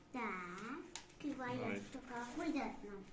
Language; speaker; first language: Russian; non-native, local second language; Kazakh